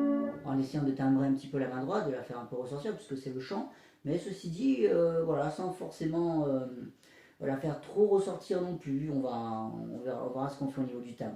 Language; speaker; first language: French; native; French